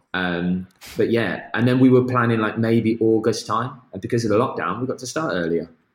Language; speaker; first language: English; native; English